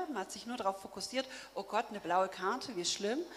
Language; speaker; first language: German; native; German